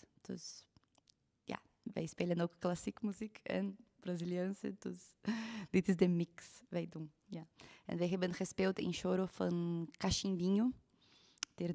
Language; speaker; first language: Dutch; non-native, fluent; Portuguese